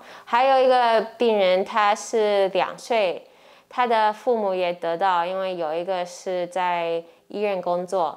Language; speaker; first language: Chinese; early bilingual, heritage; English